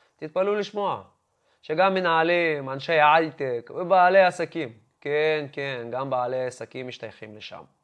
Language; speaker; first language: Hebrew; non-native, fluent; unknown